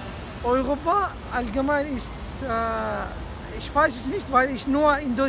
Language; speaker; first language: German; non-native, learner; Arabic